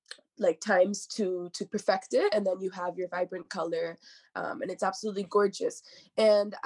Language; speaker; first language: English; native; English